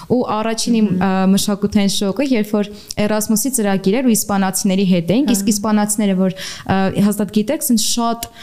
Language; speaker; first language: Armenian; native; Armenian